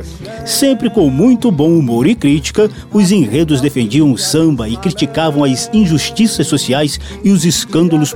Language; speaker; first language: Portuguese; native; Portuguese